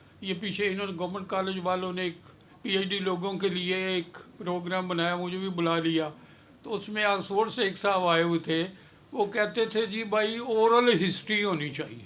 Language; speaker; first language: Urdu; non-native, local second language; Punjabi